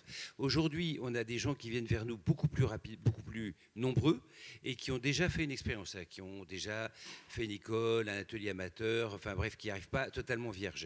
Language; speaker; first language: French; native; French